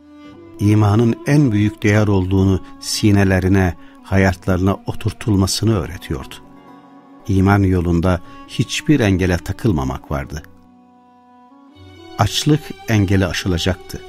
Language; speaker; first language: Turkish; native; Turkish